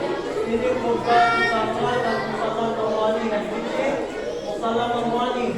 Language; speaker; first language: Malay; non-native, learner; Arabic